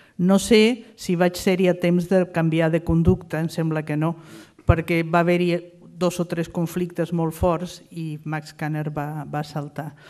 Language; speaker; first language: Catalan; non-native, fluent; Spanish